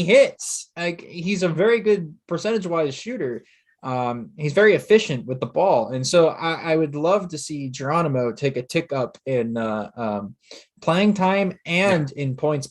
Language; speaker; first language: English; native; English